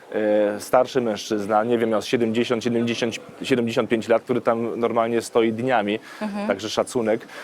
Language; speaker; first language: Polish; early bilingual, other home language; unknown